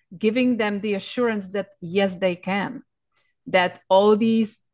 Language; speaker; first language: English; non-native, fluent; Czech